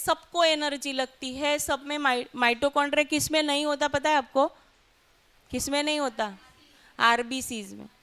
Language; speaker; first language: Hindi; non-native, local second language; Marathi